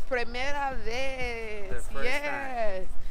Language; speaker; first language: Spanish; non-native, learner; English